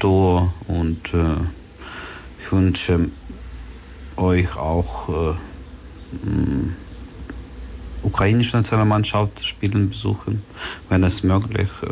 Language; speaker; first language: German; non-native, learner; Ukrainian